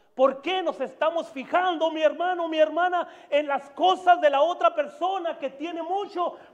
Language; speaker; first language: Spanish; native; Spanish